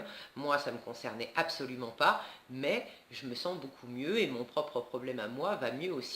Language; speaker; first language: French; native; French